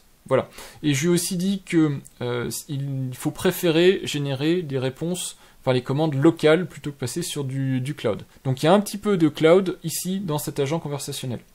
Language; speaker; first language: French; native; French